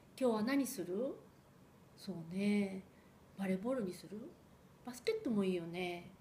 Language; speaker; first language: Japanese; early bilingual, heritage; Japanese